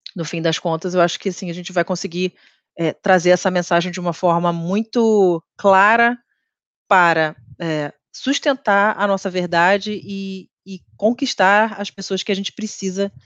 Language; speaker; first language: Portuguese; native; Portuguese